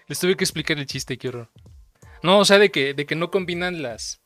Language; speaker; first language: Spanish; native; Spanish